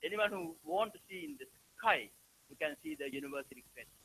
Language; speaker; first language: English; non-native, local second language; Sinhala